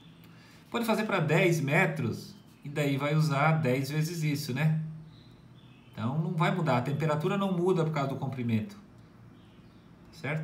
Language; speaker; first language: Portuguese; native; Portuguese